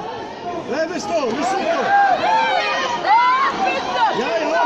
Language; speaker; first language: Dutch; native; Dutch